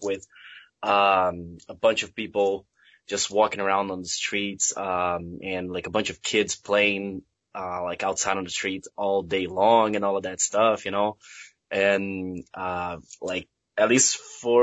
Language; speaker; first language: English; non-native, fluent; Portuguese